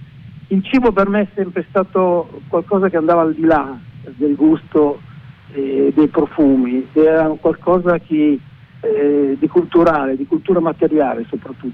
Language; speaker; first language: Italian; native; Italian